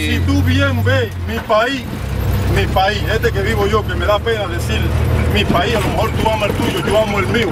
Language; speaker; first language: Spanish; native; Spanish